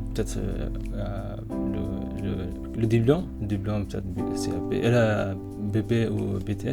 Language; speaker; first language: French; non-native, learner; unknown